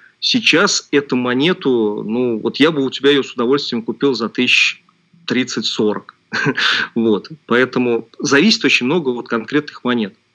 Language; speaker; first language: Russian; native; Russian